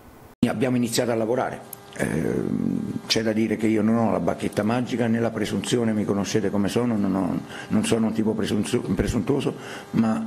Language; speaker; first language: Italian; native; Italian